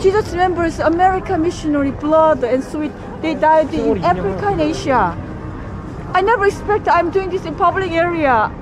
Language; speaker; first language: English; non-native, learner; Korean